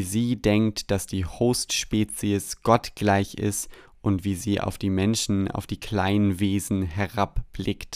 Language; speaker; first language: German; native; German